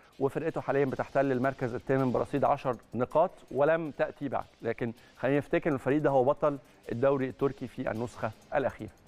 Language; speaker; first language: Arabic; native; Arabic